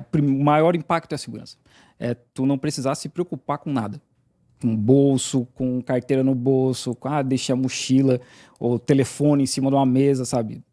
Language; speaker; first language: Portuguese; native; Portuguese